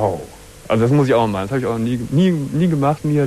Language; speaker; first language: German; native; German